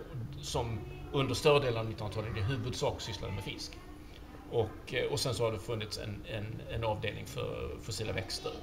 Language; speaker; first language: Swedish; native; Swedish